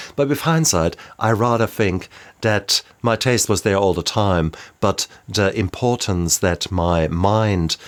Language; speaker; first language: English; non-native, fluent; German